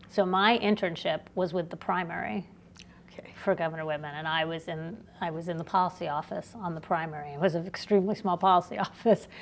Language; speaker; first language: English; native; English